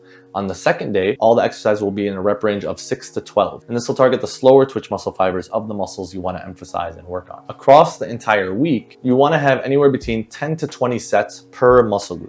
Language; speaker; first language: English; native; English